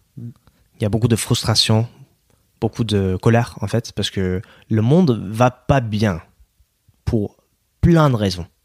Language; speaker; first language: French; non-native, fluent; English